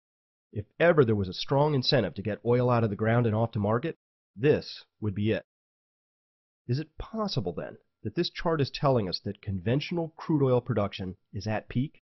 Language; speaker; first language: English; native; English